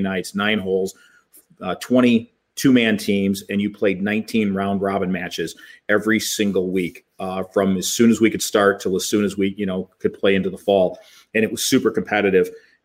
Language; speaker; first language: English; native; English